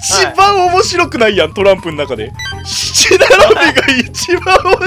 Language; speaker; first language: Japanese; native; Japanese